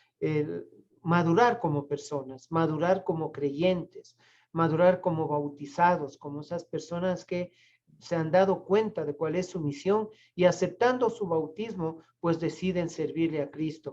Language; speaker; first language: Spanish; native; Spanish